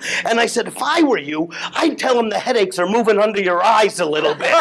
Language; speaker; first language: English; native; English